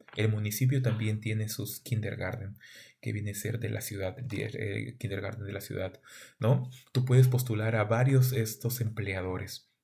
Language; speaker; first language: Spanish; native; Spanish